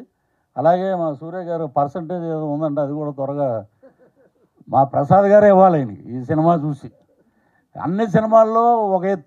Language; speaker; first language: Telugu; native; Telugu